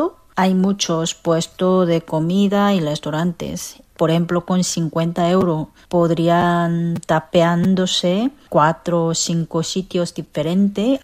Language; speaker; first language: Spanish; non-native, fluent; Korean